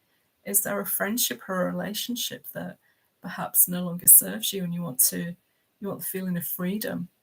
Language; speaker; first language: English; native; English